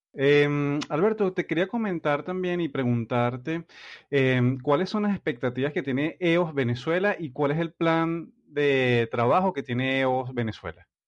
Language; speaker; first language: Spanish; native; Spanish